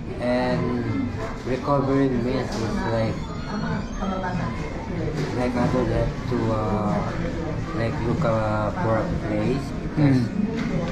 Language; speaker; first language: English; non-native, local second language; Filipino